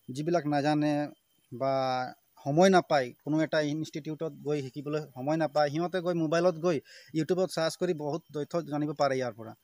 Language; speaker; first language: Assamese; non-native, local second language; Sadri